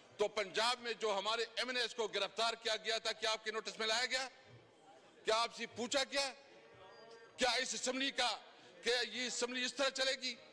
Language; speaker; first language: Urdu; non-native, local second language; Pashto